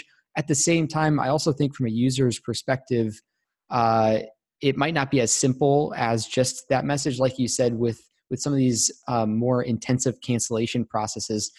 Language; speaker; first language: English; native; English